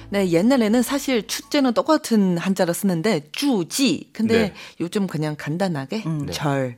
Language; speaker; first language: Korean; non-native, fluent; Chinese